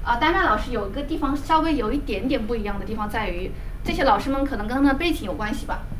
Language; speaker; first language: Chinese; native; Chinese